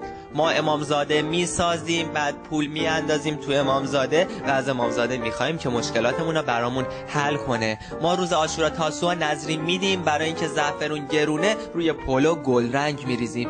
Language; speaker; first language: Persian; native; Persian